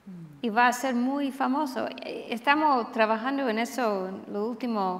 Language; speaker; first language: Spanish; non-native, fluent; English